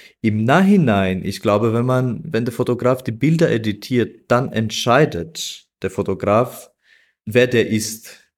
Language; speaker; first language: German; non-native, fluent; Albanian